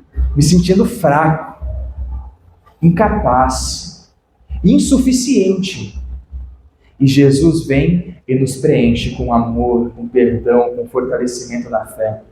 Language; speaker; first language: Portuguese; native; Portuguese